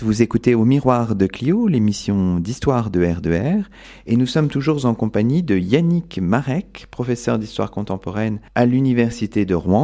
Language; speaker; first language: French; native; French